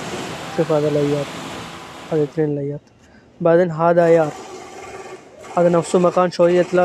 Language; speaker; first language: Arabic; non-native, learner; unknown